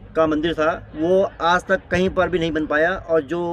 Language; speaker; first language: Hindi; native; Hindi